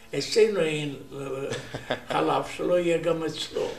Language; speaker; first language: Hebrew; non-native, learner; Romanian